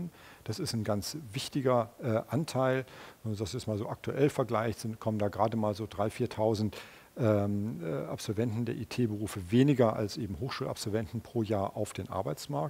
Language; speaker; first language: German; native; German